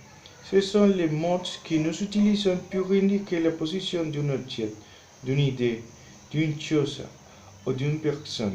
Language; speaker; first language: French; non-native, learner; Spanish